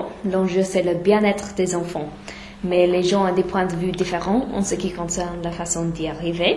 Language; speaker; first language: French; non-native, fluent; English